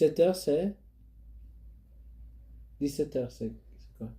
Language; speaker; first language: French; native; French